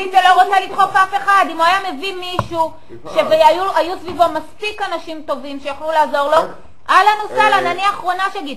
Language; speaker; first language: Hebrew; native; Hebrew